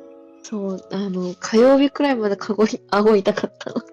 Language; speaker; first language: Japanese; native; Japanese